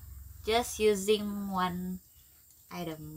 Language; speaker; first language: English; non-native, local second language; Malay